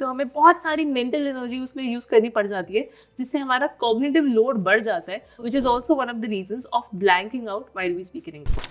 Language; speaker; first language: Hindi; native; Hindi